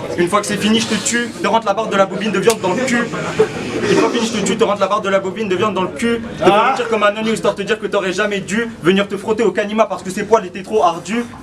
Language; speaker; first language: French; early bilingual, other home language; Turkish